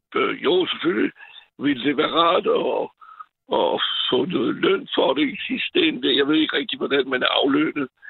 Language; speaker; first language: Danish; non-native, fluent; French